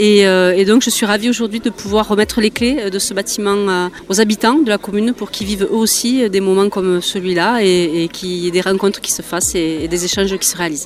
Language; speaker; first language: French; native; French